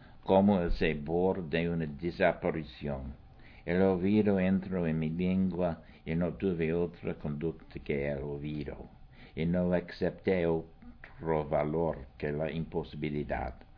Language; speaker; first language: Spanish; non-native, fluent; English